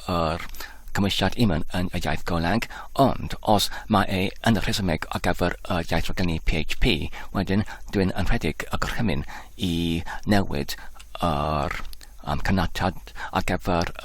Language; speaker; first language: Welsh; non-native, fluent; English